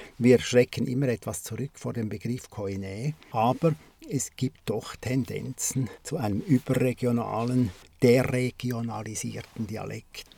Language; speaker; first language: German; native; German